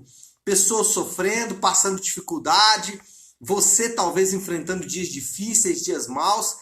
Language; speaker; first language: Portuguese; native; Portuguese